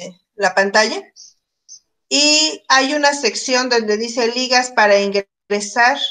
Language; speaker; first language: Spanish; native; Spanish